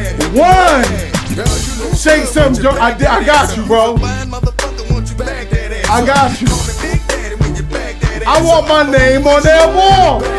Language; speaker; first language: English; native; English